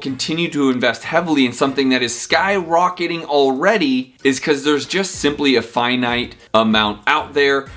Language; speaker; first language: English; native; English